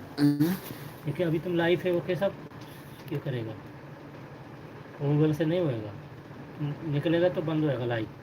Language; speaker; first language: Hindi; non-native, learner; Bangla